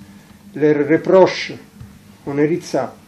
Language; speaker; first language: French; non-native, fluent; Italian